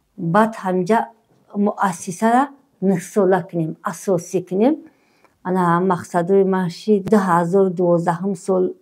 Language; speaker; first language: Tajik; non-native, local second language; Kyrgyz